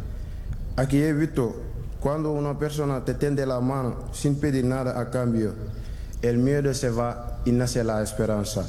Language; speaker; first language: Spanish; non-native, learner; Wolof